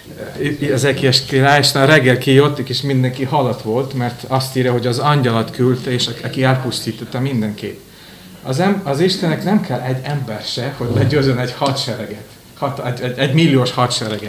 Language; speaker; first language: Hungarian; non-native, fluent; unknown